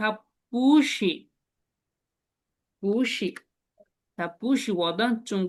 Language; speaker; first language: Chinese; non-native, fluent; Bangla